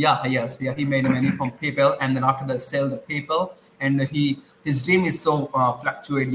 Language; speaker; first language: English; non-native, learner; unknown